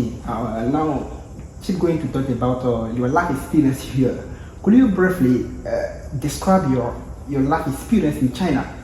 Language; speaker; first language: English; non-native, learner; French